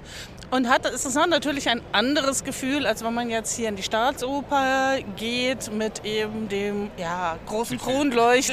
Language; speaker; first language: German; native; German